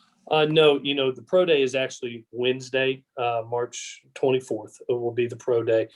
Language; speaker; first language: English; native; English